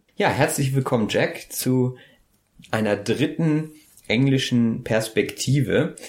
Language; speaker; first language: German; native; German